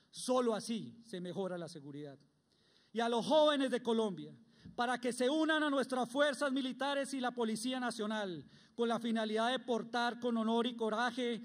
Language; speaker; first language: Spanish; native; Spanish